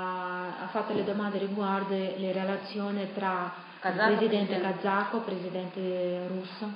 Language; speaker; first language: Italian; non-native, fluent; Russian